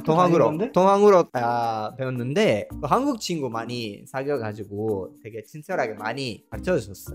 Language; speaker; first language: Korean; non-native, fluent; Spanish